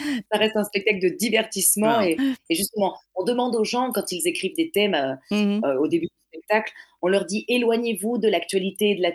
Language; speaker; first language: French; native; French